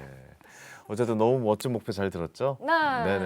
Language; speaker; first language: Korean; native; Korean